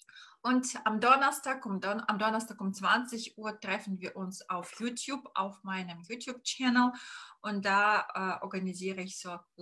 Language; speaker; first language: German; non-native, fluent; Russian